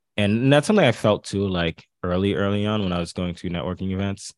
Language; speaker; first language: English; early bilingual, other home language; Haitian Creole